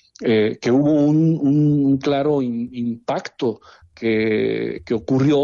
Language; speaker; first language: Spanish; native; Spanish